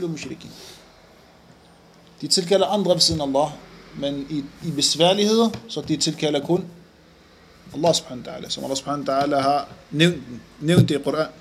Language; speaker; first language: Danish; non-native, fluent; Arabic